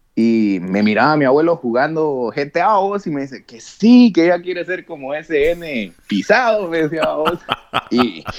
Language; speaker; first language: Spanish; native; Spanish